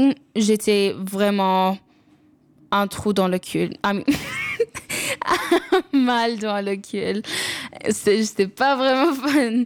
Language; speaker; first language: French; non-native, local second language; English